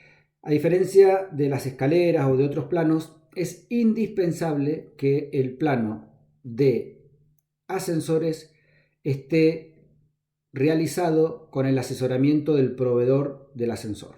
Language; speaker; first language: Spanish; native; Spanish